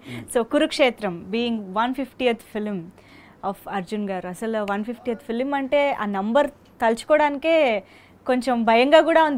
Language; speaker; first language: Telugu; native; Telugu